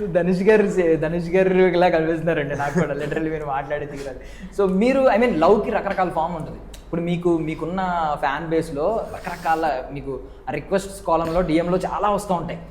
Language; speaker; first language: Telugu; native; Telugu